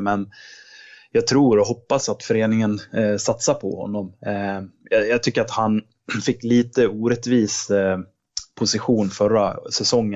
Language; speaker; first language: Swedish; native; Swedish